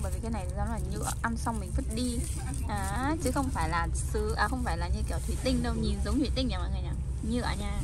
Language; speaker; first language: Vietnamese; native; Vietnamese